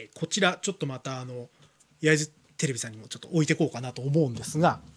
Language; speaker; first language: Japanese; native; Japanese